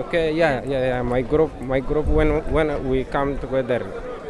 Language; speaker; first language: English; non-native, learner; Arabic